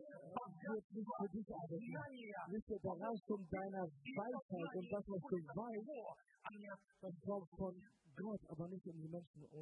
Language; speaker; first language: German; non-native, fluent; Russian